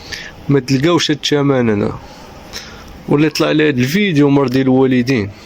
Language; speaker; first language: Arabic; native; Arabic